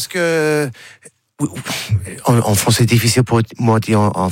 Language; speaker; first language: French; non-native, learner; English